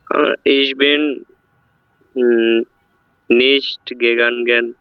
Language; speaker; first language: German; non-native, learner; Bangla